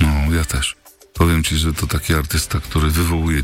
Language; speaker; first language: Polish; native; Polish